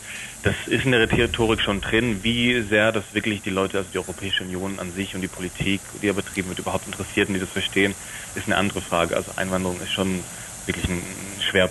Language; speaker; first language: German; native; German